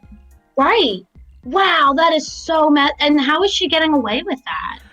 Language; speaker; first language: English; native; English